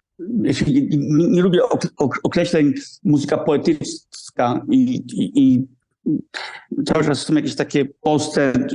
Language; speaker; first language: Polish; early bilingual, heritage; Polish